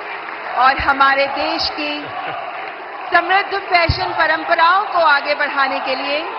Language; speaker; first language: Hindi; native; Hindi